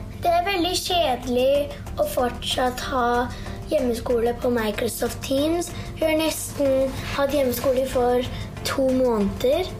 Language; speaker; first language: Norwegian; early bilingual, heritage; Norwegian